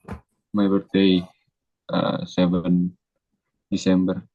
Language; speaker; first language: English; non-native, learner; Indonesian